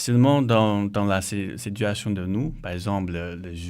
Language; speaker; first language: French; non-native, learner; Chinese